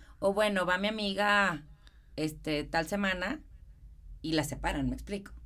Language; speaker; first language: Spanish; native; Spanish